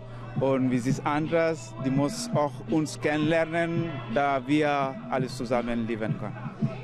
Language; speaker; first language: German; non-native, learner; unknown